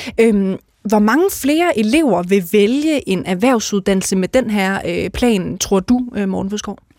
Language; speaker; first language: Danish; native; Danish